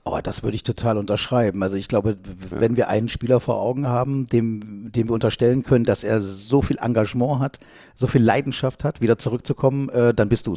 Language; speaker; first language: German; native; German